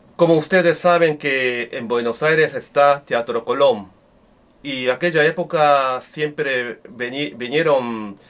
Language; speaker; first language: Spanish; non-native, learner; Japanese